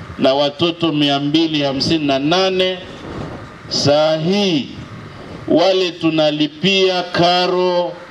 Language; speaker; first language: Swahili; non-native, local second language; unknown